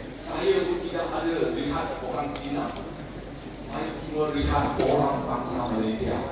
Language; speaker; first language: Malay; non-native, local second language; Chinese